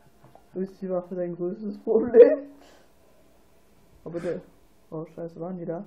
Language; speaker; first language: German; native; German